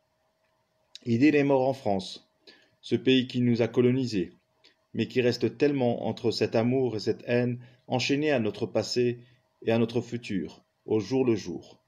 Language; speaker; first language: French; non-native, local second language; Kabyle